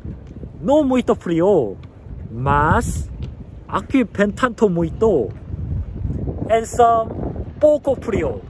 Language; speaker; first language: Portuguese; non-native, learner; Korean